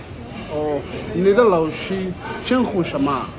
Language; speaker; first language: Chinese; non-native, learner; Somali